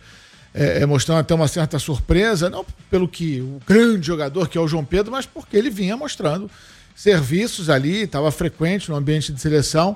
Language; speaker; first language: Portuguese; native; Portuguese